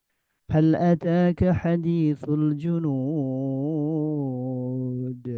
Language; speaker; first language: Arabic; non-native, fluent; Indonesian